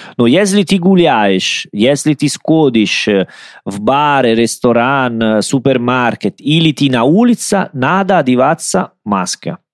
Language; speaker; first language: Russian; non-native, learner; Italian